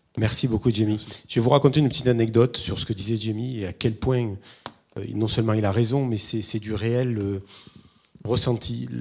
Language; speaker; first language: French; native; French